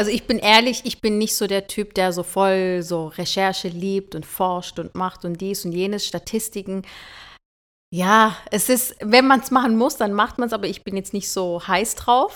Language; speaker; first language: German; early bilingual, other home language; Turkish